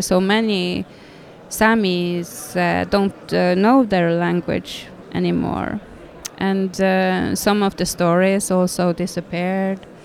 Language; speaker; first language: English; non-native, fluent; Norwegian